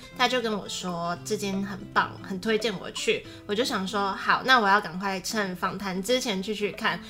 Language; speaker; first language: Chinese; native; Chinese